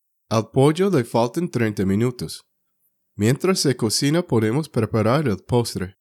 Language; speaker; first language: Spanish; non-native, fluent; English